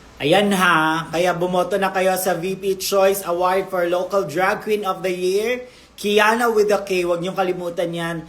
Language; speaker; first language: Filipino; native; Filipino